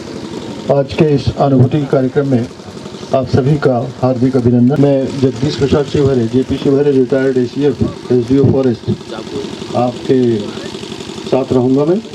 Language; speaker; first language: Hindi; native; Hindi